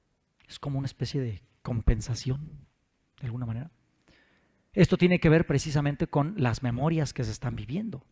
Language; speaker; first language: Spanish; native; Spanish